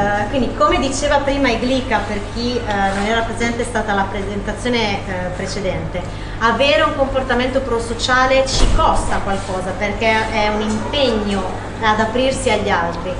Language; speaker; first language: Italian; native; Italian